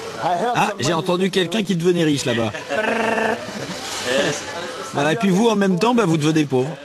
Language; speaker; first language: French; native; French